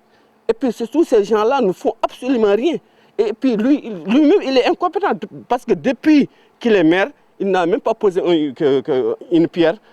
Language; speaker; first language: French; non-native, local second language; Fula